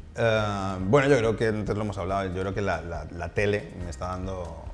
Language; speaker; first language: Spanish; native; Spanish